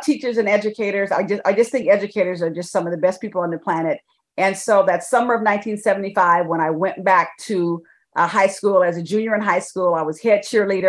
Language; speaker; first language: English; native; English